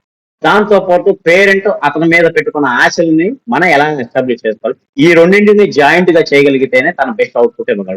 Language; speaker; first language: Telugu; native; Telugu